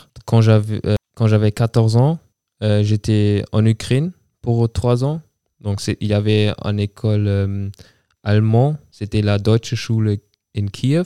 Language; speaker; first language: French; non-native, fluent; German